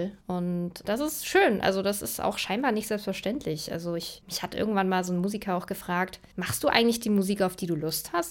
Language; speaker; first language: German; native; German